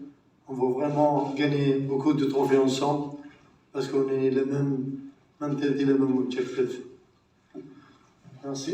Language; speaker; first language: French; non-native, learner; Arabic